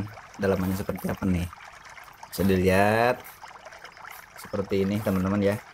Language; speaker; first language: Indonesian; native; Indonesian